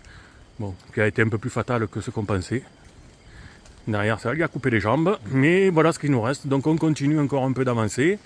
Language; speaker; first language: French; native; French